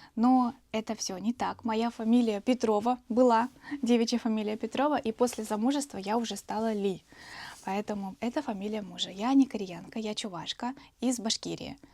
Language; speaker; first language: Russian; native; Russian